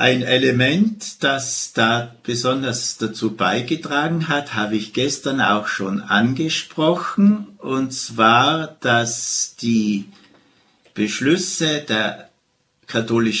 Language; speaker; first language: German; native; German